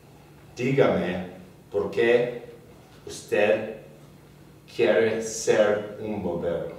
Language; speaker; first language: Spanish; non-native, learner; English